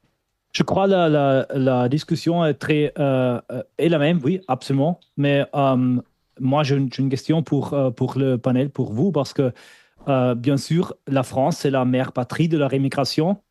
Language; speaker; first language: French; non-native, fluent; German